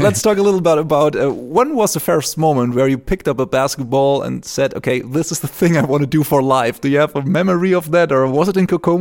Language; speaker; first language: English; non-native, fluent; German